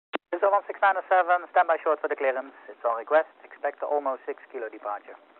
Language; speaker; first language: English; non-native, fluent; Dutch